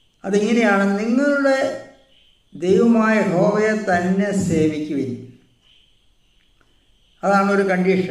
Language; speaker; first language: Malayalam; native; Malayalam